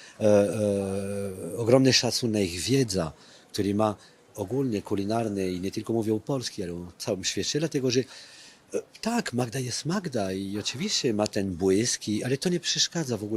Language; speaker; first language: Polish; non-native, fluent; French